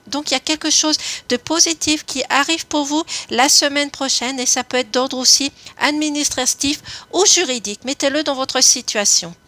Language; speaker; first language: French; native; French